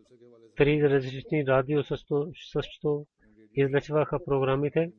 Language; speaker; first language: Bulgarian; non-native, fluent; Urdu